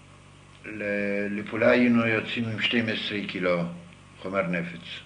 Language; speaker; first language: Hebrew; non-native, fluent; Yiddish